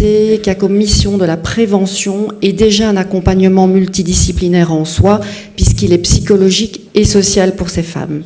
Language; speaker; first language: French; native; French